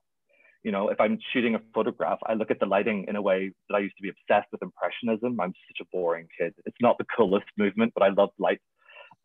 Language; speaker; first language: English; native; English